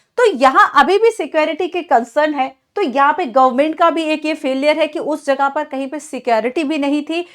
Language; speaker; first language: Hindi; native; Hindi